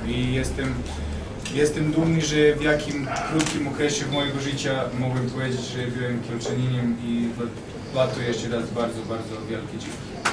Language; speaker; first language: Polish; non-native, fluent; Serbian